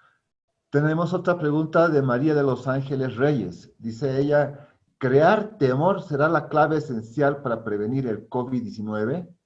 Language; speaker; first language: Spanish; native; Spanish